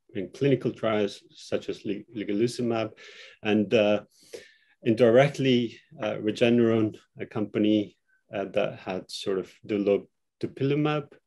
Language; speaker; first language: English; non-native, fluent; Albanian